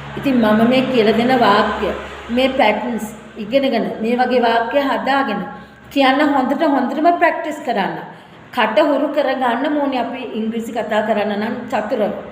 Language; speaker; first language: Sinhala; native; Sinhala